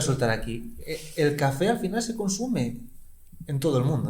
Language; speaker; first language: Spanish; native; Spanish